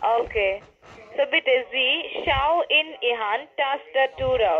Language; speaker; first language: German; non-native, learner; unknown